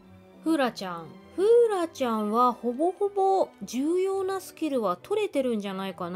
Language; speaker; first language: Japanese; native; Japanese